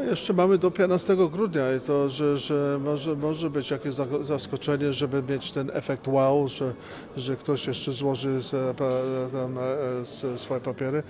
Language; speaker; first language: Polish; early bilingual, heritage; Polish